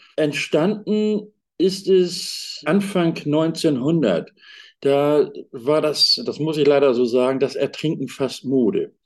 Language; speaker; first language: German; native; German